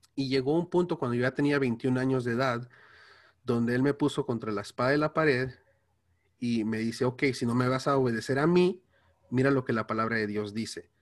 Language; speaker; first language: Spanish; early bilingual, heritage; Spanish